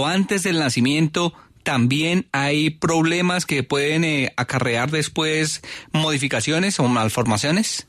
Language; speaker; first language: Spanish; native; Spanish